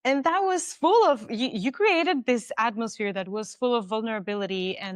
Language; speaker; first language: English; non-native, fluent; German